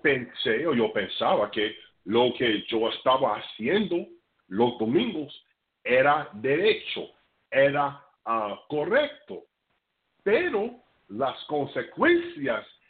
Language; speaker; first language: Spanish; non-native, fluent; English